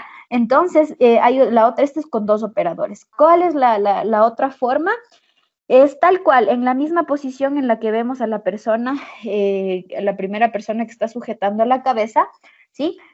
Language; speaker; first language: Spanish; native; Spanish